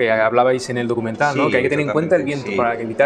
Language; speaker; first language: Spanish; native; Spanish